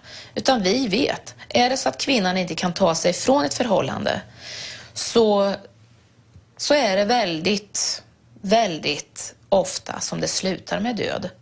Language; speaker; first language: Swedish; native; Swedish